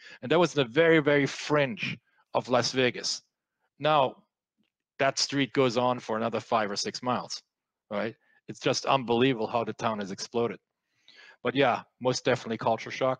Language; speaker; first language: English; non-native, fluent; French